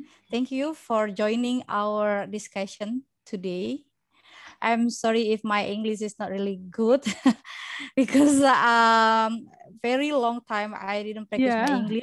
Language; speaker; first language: English; non-native, learner; Indonesian